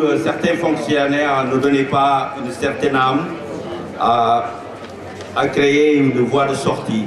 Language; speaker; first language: French; non-native, local second language; Wolof